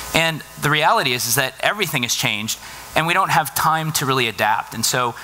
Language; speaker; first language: English; native; English